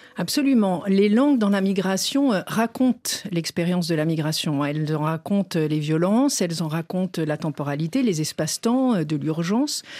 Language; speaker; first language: French; native; French